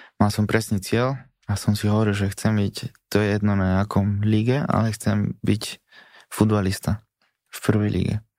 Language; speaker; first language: Slovak; non-native, fluent; Spanish